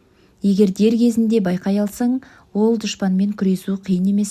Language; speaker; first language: Kazakh; native; Kazakh